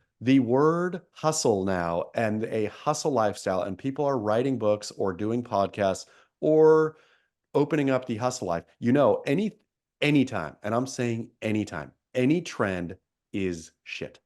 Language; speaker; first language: English; native; English